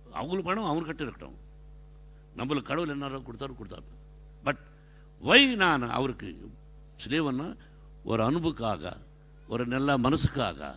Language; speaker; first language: Tamil; non-native, learner; Telugu